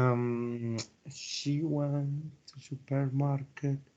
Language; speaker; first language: English; non-native, learner; Spanish